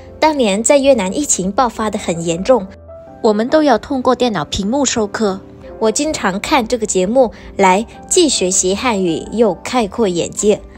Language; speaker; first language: Chinese; non-native, fluent; Vietnamese